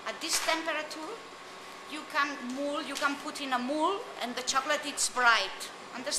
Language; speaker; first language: English; non-native, learner; Spanish